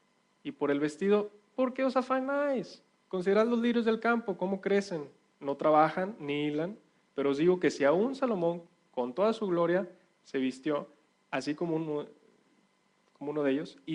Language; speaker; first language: Spanish; native; Spanish